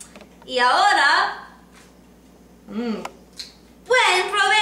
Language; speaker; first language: Spanish; non-native, learner; English